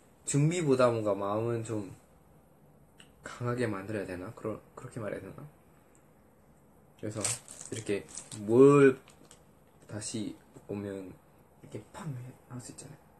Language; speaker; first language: Korean; non-native, learner; Indonesian